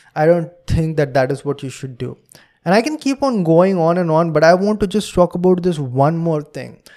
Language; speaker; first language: English; non-native, local second language; Hindi